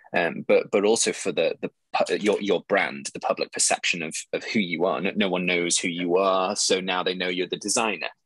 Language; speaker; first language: English; native; English